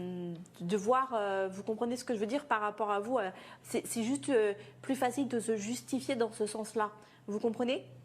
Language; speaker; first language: French; native; French